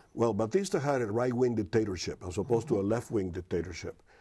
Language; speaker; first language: English; non-native, fluent; Spanish